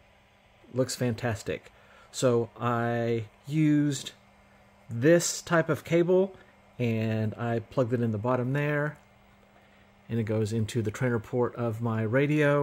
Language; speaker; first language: English; native; English